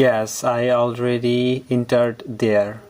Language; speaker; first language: English; non-native, learner; Bangla